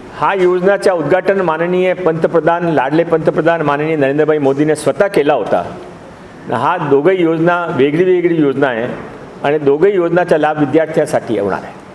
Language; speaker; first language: Marathi; non-native, local second language; Hindi